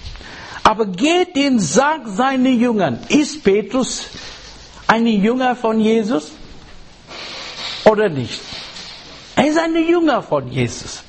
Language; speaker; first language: German; non-native, learner; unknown